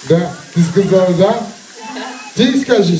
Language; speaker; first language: Russian; non-native, learner; Turkish